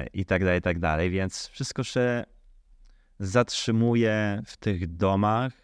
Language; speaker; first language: Polish; early bilingual, heritage; Polish